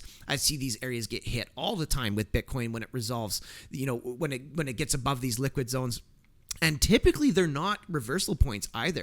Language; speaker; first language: English; native; English